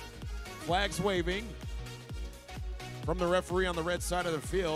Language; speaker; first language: English; native; English